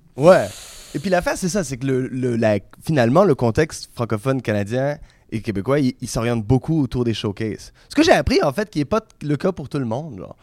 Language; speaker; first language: French; native; French